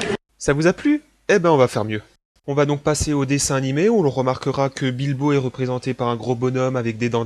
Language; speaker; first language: French; native; French